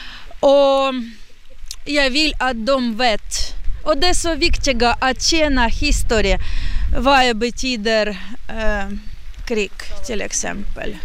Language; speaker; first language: Swedish; non-native, learner; Ukrainian